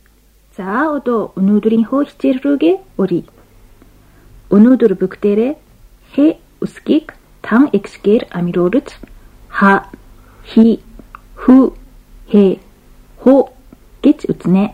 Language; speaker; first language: Mongolian; non-native, fluent; Japanese